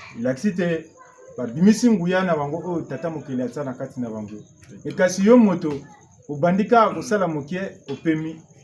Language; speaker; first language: Lingala; non-native, local second language; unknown